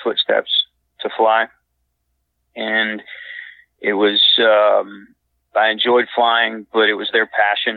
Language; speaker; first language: English; native; English